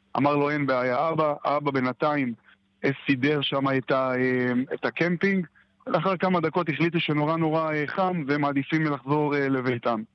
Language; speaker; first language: Hebrew; native; Hebrew